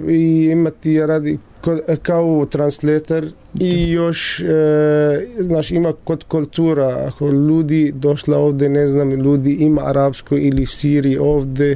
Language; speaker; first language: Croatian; non-native, learner; Arabic